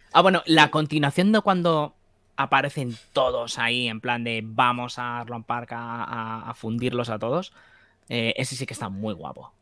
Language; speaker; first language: Spanish; native; Spanish